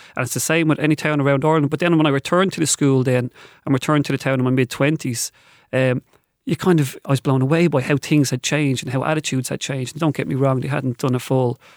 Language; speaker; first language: English; native; English